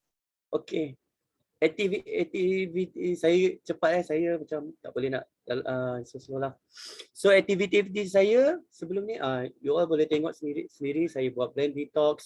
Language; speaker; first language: Malay; native; Malay